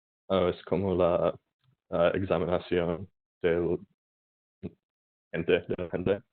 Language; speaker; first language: Spanish; non-native, learner; English